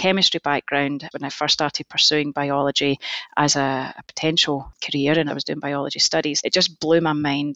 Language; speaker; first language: English; native; English